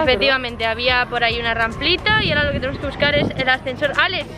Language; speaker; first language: Spanish; native; Spanish